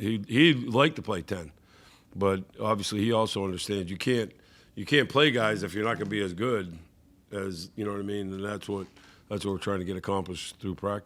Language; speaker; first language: English; native; English